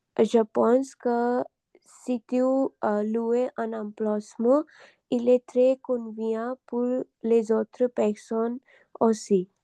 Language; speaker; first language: French; non-native, learner; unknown